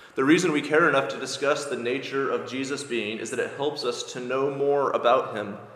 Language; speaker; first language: English; native; English